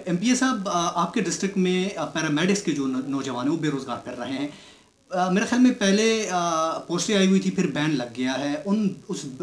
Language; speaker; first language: Urdu; native; Urdu